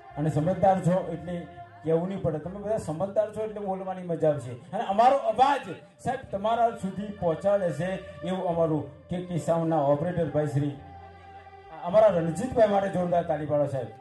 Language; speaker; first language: Gujarati; native; Gujarati